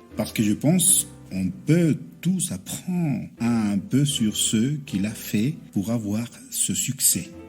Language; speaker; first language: French; non-native, fluent; Spanish